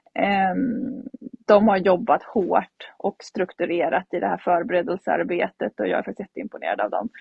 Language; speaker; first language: Swedish; native; Swedish